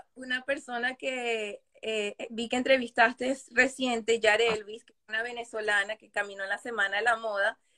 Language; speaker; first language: Spanish; native; Spanish